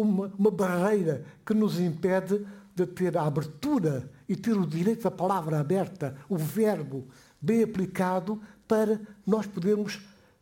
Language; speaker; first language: Portuguese; non-native, fluent; Upper Guinea Crioulo